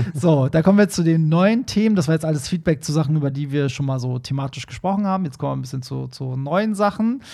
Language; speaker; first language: German; non-native, fluent; Persian